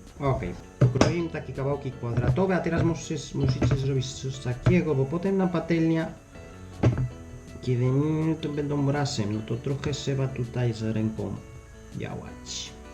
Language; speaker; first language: Polish; non-native, learner; Spanish